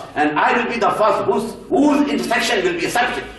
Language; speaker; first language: English; non-native, local second language; Urdu